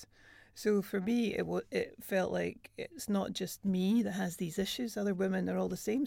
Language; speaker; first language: English; native; English